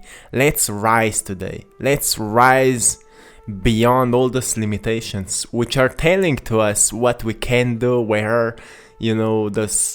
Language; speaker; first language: English; non-native, fluent; Slovenian